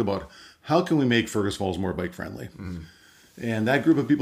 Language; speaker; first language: English; native; English